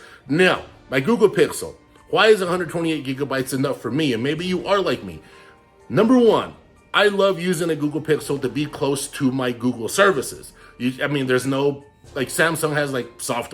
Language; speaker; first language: English; native; English